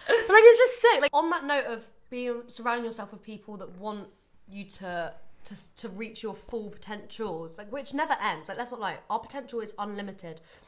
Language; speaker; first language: English; native; English